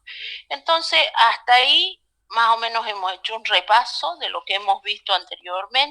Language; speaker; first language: Spanish; native; Spanish